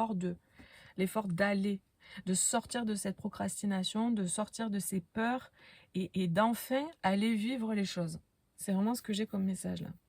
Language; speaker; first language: French; native; French